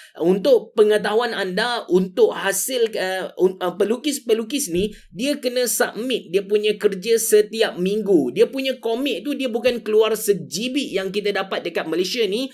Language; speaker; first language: Malay; native; Malay